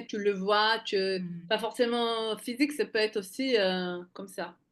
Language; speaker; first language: French; non-native, fluent; Hebrew